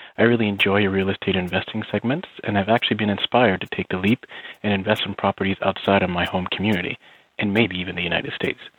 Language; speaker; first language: English; native; English